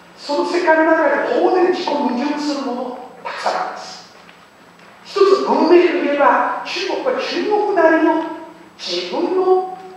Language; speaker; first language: Japanese; non-native, fluent; Chinese